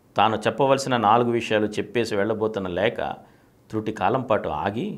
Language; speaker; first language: Telugu; native; Telugu